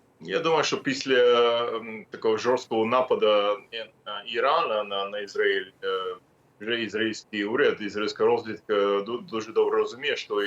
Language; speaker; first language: Ukrainian; non-native, fluent; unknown